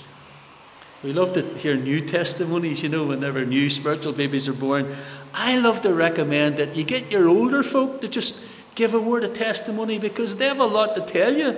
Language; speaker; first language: English; native; English